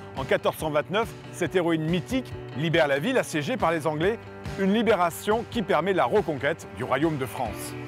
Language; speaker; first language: French; native; French